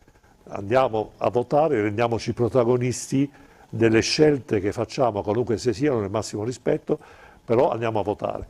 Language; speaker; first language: Italian; native; Italian